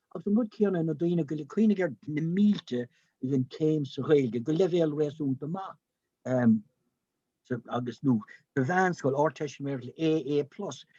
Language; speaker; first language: Irish; non-native, local second language; English